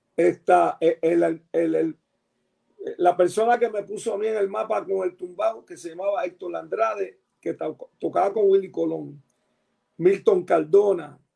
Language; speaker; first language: Spanish; early bilingual, heritage; Spanish